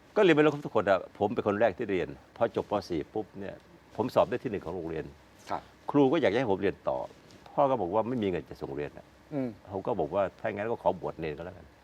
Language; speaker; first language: Thai; native; Thai